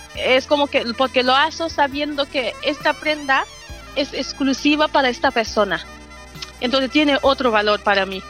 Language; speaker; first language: Spanish; non-native, fluent; Wolof